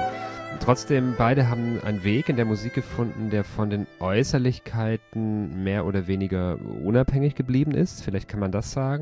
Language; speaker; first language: German; native; German